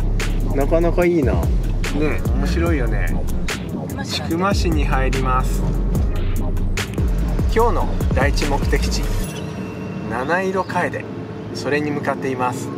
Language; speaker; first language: Japanese; native; Japanese